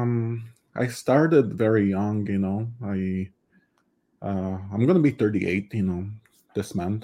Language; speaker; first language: English; non-native, fluent; Cree